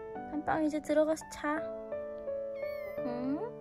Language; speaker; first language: Korean; native; Korean